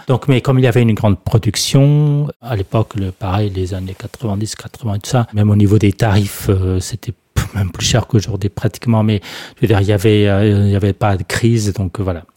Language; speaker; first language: French; non-native, fluent; Portuguese